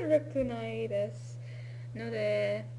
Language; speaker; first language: Japanese; non-native, learner; English